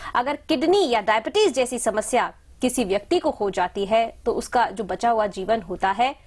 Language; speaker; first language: Hindi; native; Hindi